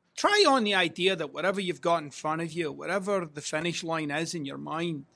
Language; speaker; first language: English; native; English